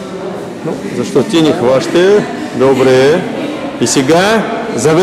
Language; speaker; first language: Bulgarian; non-native, learner; Russian